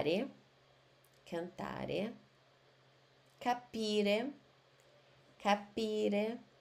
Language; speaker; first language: Italian; non-native, fluent; Portuguese